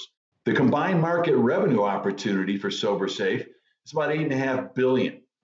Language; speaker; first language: English; native; English